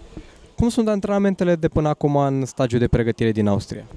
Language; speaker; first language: Romanian; native; Romanian